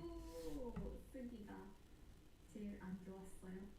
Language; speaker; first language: Korean; non-native, fluent; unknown